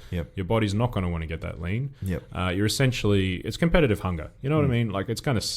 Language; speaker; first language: English; native; English